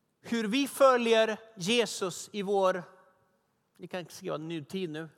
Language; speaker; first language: Swedish; non-native, fluent; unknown